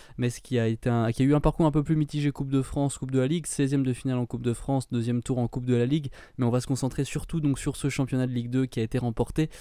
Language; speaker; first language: French; native; French